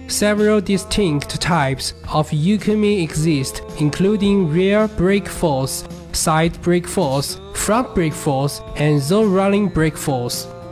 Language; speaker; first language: English; non-native, fluent; Chinese